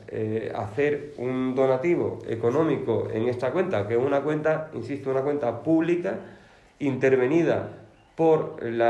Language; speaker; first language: Spanish; native; Spanish